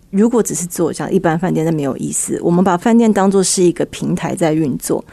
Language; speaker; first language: Chinese; early bilingual, heritage; Chinese